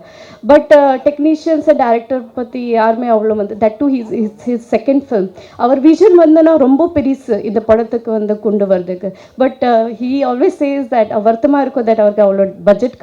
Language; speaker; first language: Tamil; non-native, learner; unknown